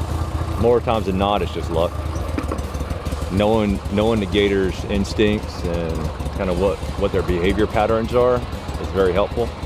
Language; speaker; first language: English; native; English